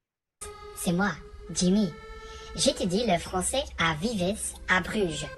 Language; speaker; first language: French; non-native, learner; Dutch